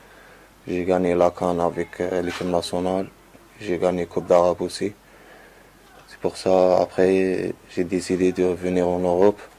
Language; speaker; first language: French; non-native, learner; Arabic